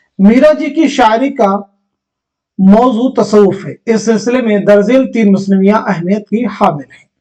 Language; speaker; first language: Urdu; native; Urdu